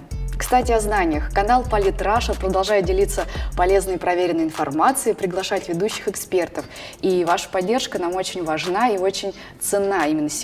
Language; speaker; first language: Russian; native; Russian